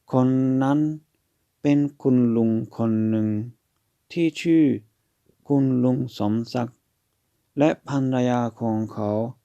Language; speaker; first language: Thai; non-native, fluent; Hungarian